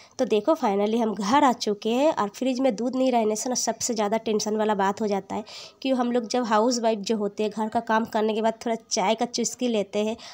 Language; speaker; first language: Hindi; non-native, local second language; Bangla